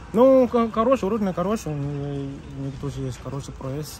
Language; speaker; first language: Russian; non-native, fluent; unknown